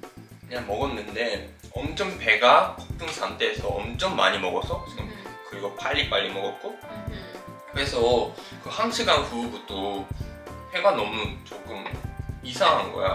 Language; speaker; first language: Korean; non-native, fluent; Japanese